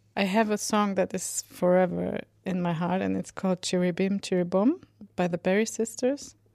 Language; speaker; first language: English; non-native, fluent; Swedish